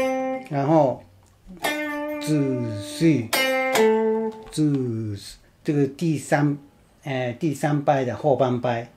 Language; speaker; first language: Chinese; non-native, fluent; Japanese